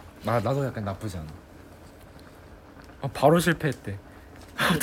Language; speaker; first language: Korean; native; Korean